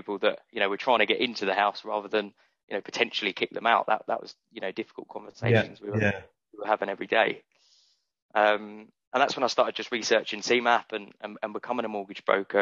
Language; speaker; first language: English; native; English